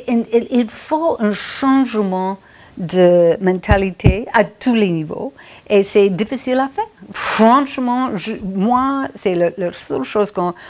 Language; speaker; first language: French; non-native, fluent; English